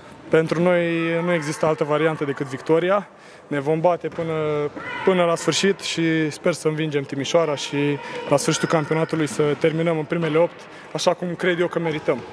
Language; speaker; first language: Romanian; native; Romanian